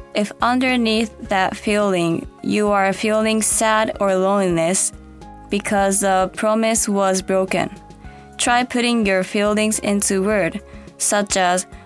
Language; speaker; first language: English; non-native, fluent; Japanese